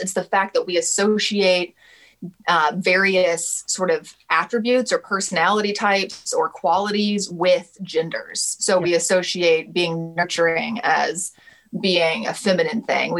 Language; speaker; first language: English; native; English